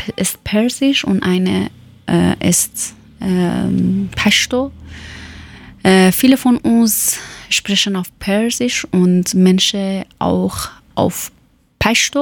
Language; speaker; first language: German; non-native, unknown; Persian